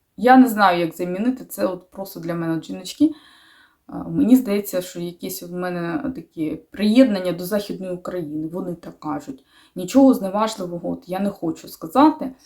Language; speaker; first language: Ukrainian; native; Ukrainian